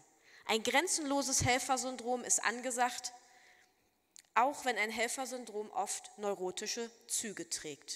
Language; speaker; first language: German; native; German